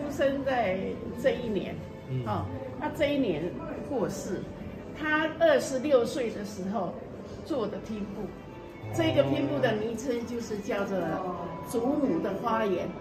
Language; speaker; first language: Chinese; native; Chinese